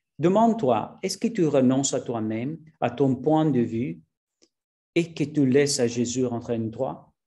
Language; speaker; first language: French; non-native, learner; Spanish